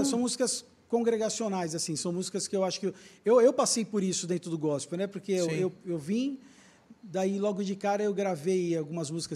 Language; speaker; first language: Portuguese; native; Portuguese